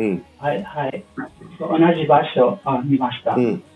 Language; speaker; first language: Japanese; non-native, learner; English